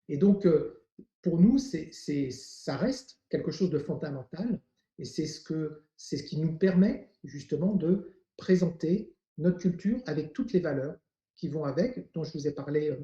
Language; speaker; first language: French; native; French